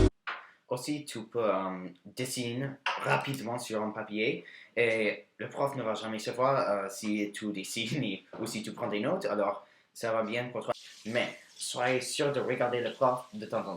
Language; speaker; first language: French; non-native, learner; English